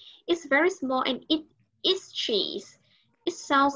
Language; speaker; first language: English; non-native, learner; Vietnamese